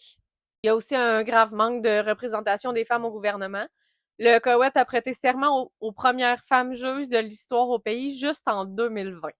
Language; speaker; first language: French; native; French